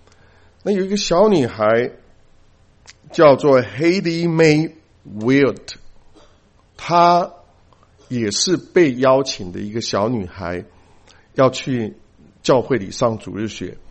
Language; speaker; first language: Chinese; native; Chinese